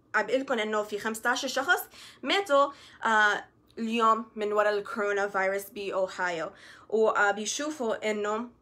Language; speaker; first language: Arabic; early bilingual, other home language; English